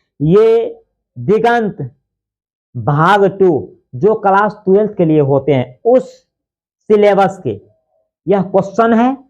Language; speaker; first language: Hindi; native; Hindi